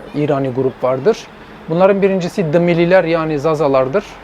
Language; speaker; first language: Turkish; non-native, local second language; Zaza